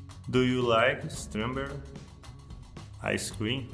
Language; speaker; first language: English; non-native, learner; Portuguese